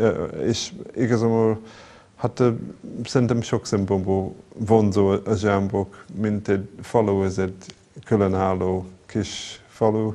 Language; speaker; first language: Hungarian; non-native, fluent; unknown